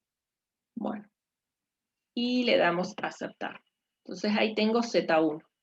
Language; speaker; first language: Spanish; native; Spanish